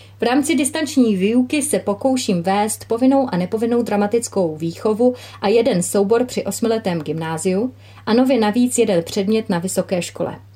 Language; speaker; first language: Czech; native; Czech